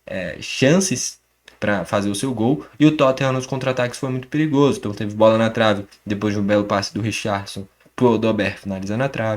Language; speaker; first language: Portuguese; native; Portuguese